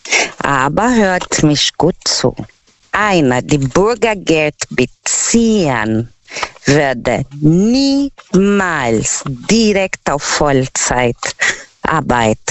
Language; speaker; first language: German; non-native, learner; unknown